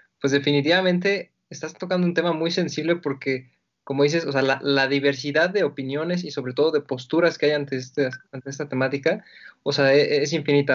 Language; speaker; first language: Spanish; native; Spanish